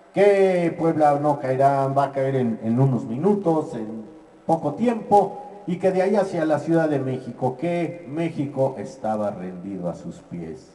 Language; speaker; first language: Spanish; native; Spanish